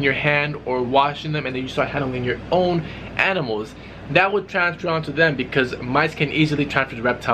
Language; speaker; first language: English; native; English